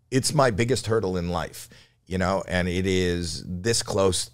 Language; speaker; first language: English; native; English